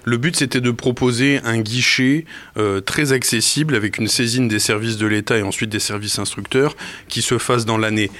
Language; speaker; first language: French; native; French